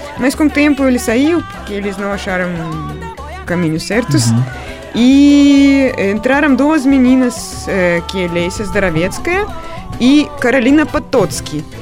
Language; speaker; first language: Portuguese; non-native, fluent; Russian